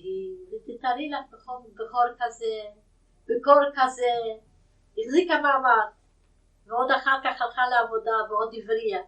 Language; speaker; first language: Hebrew; non-native, fluent; Yiddish